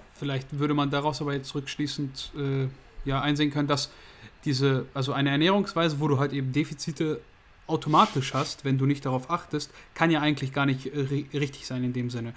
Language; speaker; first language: German; native; German